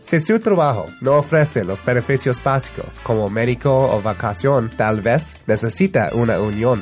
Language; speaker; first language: Spanish; early bilingual, heritage; English